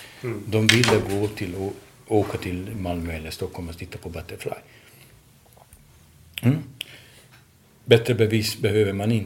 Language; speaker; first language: Swedish; non-native, fluent; Hungarian